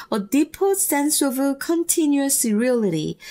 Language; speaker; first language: English; non-native, fluent; Korean